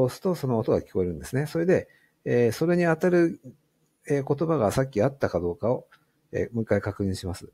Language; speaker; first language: Japanese; native; Japanese